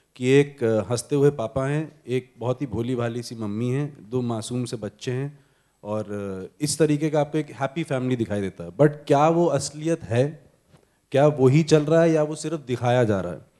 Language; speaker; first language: Hindi; native; Hindi